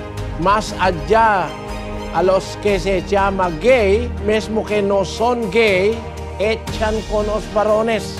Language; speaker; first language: Spanish; non-native, learner; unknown